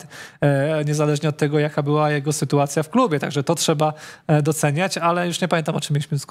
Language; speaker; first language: Polish; native; Polish